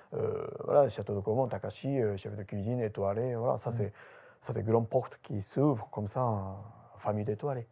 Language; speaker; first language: French; non-native, learner; Japanese